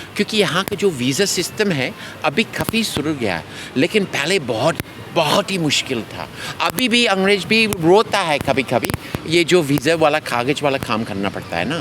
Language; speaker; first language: Hindi; non-native, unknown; English